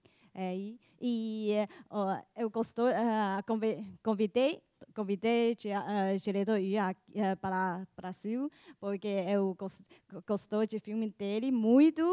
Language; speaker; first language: Portuguese; non-native, learner; Chinese